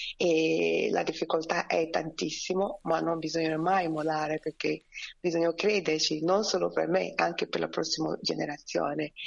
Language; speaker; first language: Italian; non-native, fluent; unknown